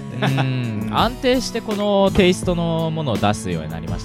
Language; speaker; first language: Japanese; native; Japanese